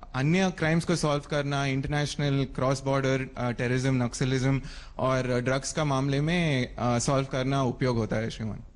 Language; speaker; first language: Hindi; non-native, local second language; Kannada